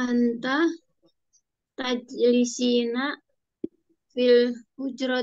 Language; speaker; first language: Arabic; non-native, learner; Indonesian